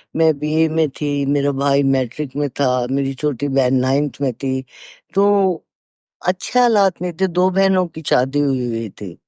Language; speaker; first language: Urdu; native; Urdu